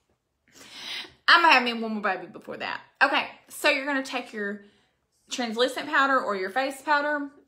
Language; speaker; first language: English; native; English